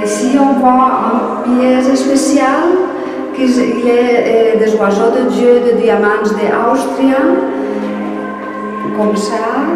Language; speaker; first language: French; non-native, learner; Spanish